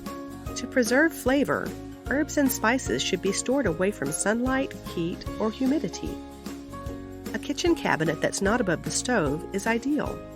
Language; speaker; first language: English; native; English